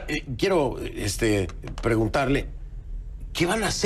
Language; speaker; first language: Spanish; native; Spanish